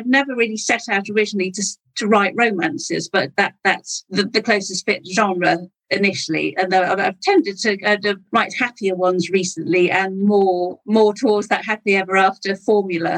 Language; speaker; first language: English; native; English